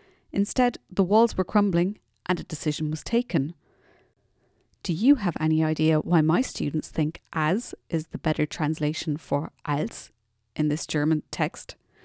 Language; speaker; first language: English; native; English